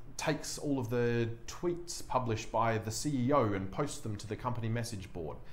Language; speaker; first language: English; native; English